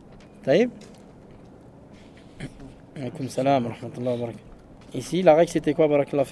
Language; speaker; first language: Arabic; non-native, fluent; French